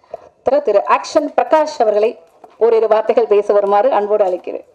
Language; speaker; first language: Tamil; native; Tamil